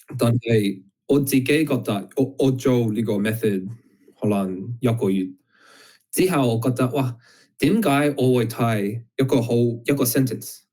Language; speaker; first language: Cantonese; non-native, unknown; English